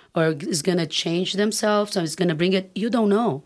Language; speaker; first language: English; non-native, fluent; Portuguese